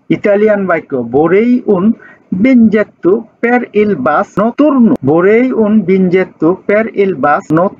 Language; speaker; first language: Italian; non-native, fluent; Bangla